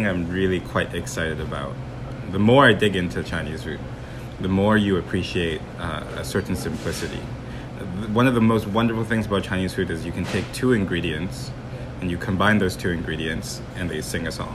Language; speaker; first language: English; non-native, local second language; Cantonese